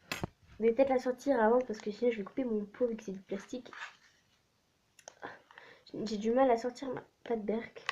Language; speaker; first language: French; native; French